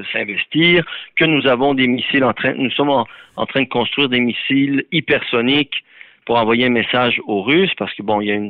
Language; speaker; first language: French; early bilingual, other home language; Persian